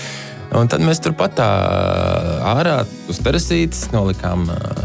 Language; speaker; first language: Latvian; native; Latvian